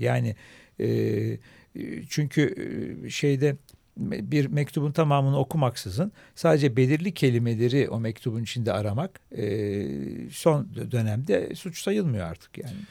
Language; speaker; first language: Turkish; native; Turkish